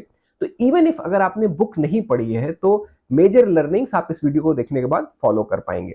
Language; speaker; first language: Hindi; native; Hindi